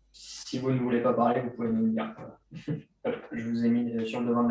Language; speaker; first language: French; native; French